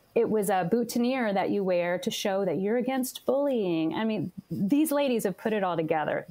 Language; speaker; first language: English; native; English